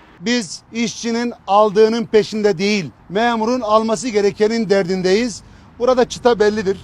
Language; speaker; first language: Turkish; native; Turkish